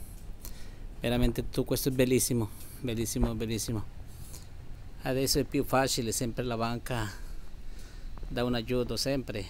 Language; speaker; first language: Italian; non-native, learner; Spanish